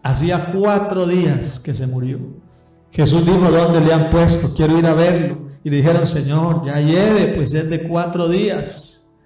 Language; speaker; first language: Spanish; native; Spanish